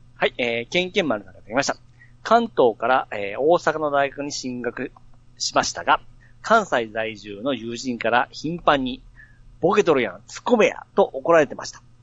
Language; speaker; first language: Japanese; native; Japanese